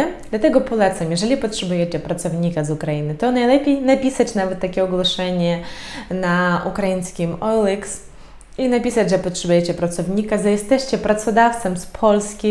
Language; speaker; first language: Polish; non-native, fluent; Ukrainian